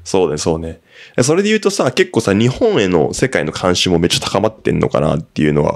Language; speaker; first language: Japanese; native; Japanese